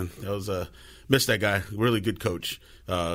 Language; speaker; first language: English; native; English